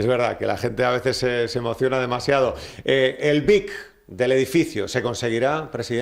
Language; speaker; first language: Spanish; native; Spanish